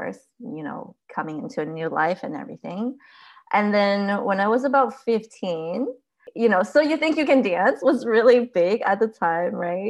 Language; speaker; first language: English; early bilingual, other home language; Chinese